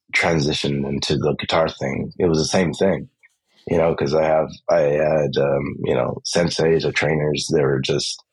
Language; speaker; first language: English; native; English